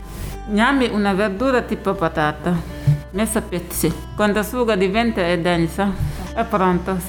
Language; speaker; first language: Italian; non-native, learner; Wolof